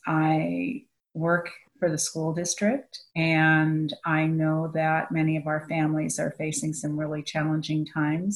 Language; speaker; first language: English; native; English